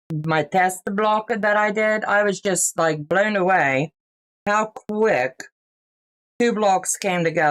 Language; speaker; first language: English; native; English